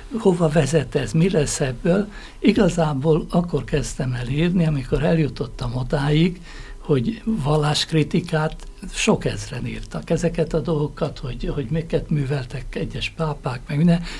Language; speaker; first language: Hungarian; native; Hungarian